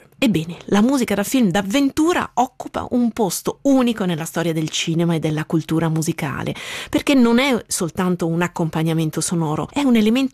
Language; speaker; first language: Italian; native; Italian